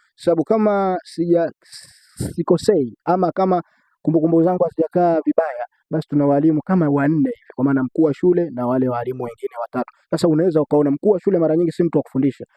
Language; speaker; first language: Swahili; native; Swahili